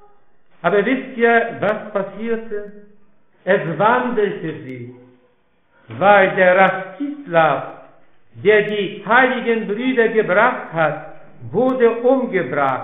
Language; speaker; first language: German; non-native, fluent; Polish